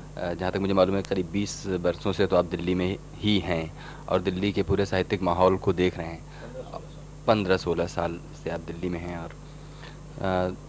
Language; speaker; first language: Hindi; native; Hindi